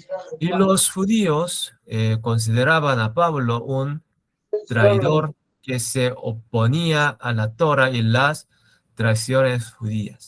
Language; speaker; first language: Spanish; non-native, learner; Korean